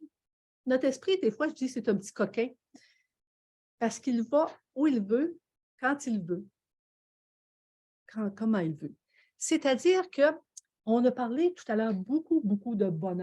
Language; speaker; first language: French; native; French